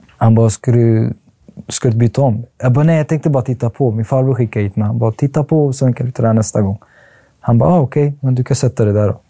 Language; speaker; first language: Swedish; early bilingual, other home language; Arabic